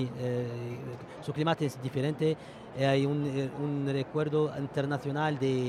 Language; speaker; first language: Spanish; non-native, fluent; Arabic